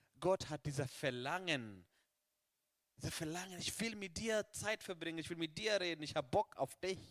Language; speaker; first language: German; non-native, fluent; Swahili